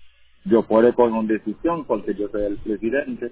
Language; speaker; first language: Spanish; non-native, learner; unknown